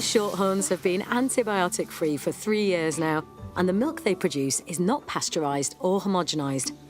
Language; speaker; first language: English; native; English